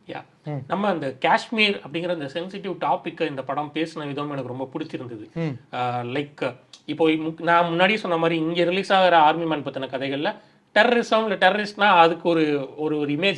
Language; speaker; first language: Tamil; native; Tamil